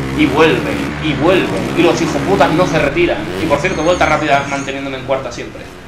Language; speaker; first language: Spanish; native; Spanish